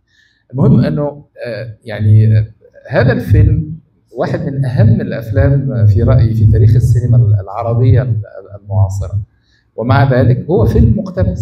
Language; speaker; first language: Arabic; native; Arabic